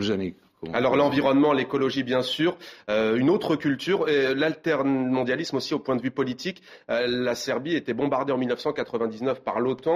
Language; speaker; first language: French; native; French